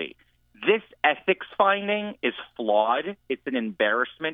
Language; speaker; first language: English; native; English